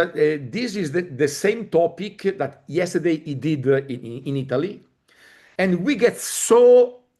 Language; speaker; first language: English; non-native, fluent; Italian